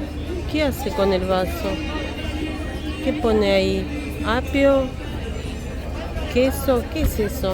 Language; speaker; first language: Spanish; non-native, fluent; Russian